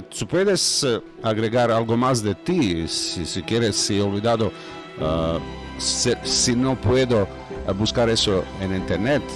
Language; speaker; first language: Spanish; non-native, learner; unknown